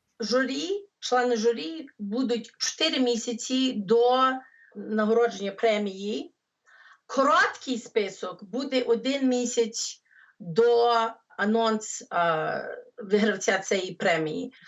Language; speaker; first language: Ukrainian; early bilingual, heritage; English